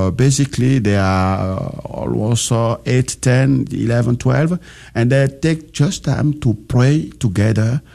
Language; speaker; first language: English; non-native, learner; French